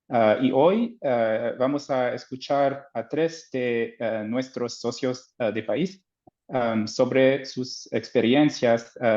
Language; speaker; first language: Spanish; non-native, fluent; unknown